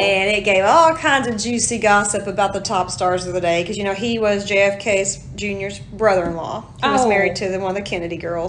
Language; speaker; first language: English; native; English